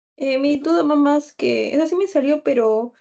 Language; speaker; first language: Spanish; native; Spanish